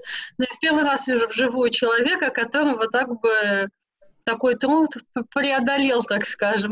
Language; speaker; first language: Russian; native; Russian